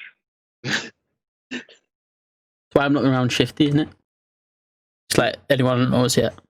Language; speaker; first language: English; native; English